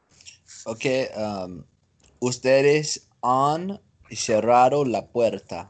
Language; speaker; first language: Spanish; non-native, learner; English